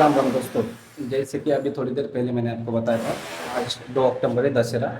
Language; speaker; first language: Hindi; non-native, local second language; Marathi